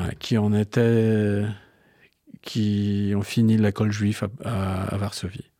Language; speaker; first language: French; non-native, fluent; Polish